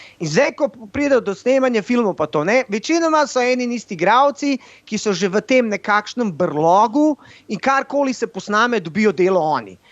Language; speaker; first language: Slovenian; early bilingual, other home language; Bosnian